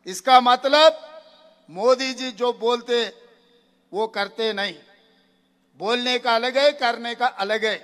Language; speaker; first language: Hindi; non-native, local second language; Telugu